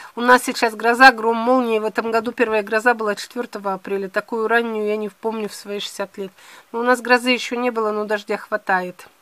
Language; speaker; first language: Russian; native; Russian